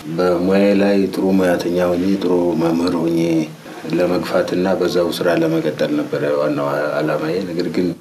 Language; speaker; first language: Amharic; non-native, local second language; Oromo